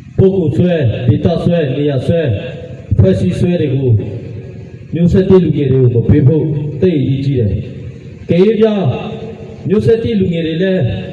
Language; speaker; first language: Burmese; non-native, local second language; Western Kayah